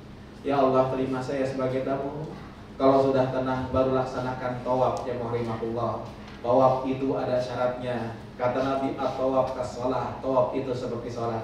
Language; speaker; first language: Indonesian; native; Indonesian